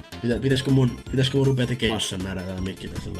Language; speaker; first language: Finnish; native; Finnish